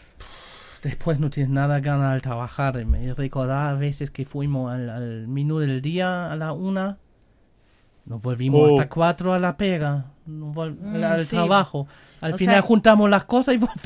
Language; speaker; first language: Spanish; non-native, learner; German